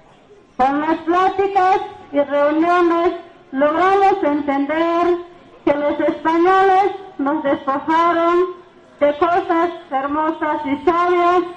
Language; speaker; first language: Spanish; non-native, local second language; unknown